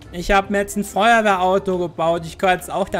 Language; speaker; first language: German; native; German